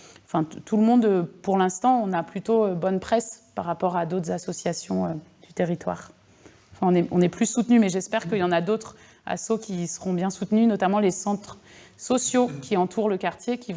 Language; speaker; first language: French; native; French